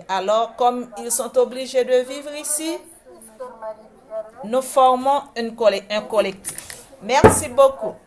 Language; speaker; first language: French; non-native, local second language; Haitian Creole